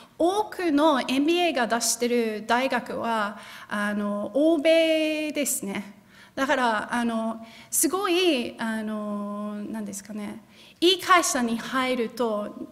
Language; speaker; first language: Japanese; non-native, fluent; English